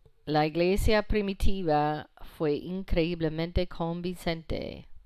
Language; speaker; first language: Spanish; non-native, fluent; English